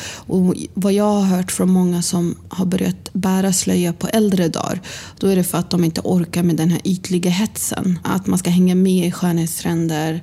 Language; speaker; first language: Swedish; early bilingual, other home language; Arabic